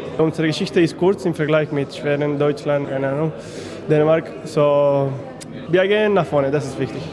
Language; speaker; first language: German; non-native, fluent; Spanish